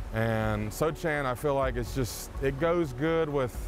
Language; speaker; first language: English; native; English